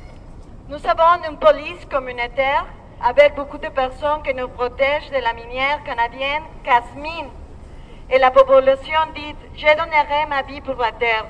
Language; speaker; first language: French; non-native, learner; Spanish